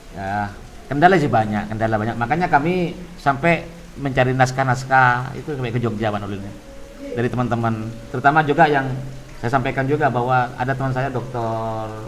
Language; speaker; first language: Indonesian; non-native, local second language; Madurese